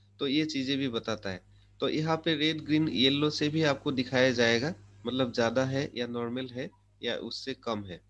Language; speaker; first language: Hindi; non-native, local second language; Assamese